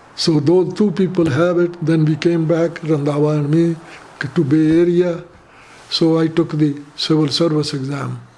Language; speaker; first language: English; non-native, fluent; Punjabi